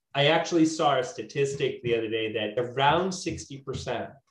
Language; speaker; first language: English; native; English